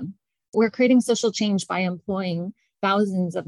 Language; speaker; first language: English; native; English